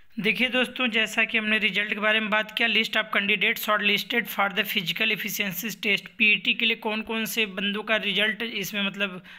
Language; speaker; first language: Hindi; native; Hindi